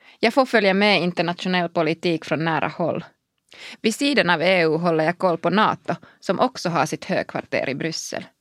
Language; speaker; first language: Swedish; non-native, local second language; Finnish